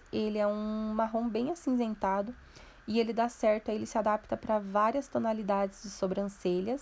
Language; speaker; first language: Portuguese; native; Portuguese